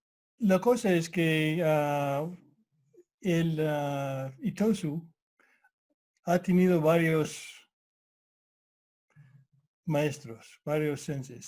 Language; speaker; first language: Spanish; non-native, fluent; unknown